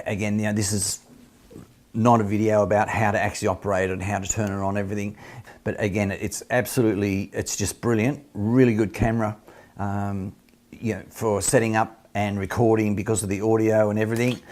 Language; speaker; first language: English; native; English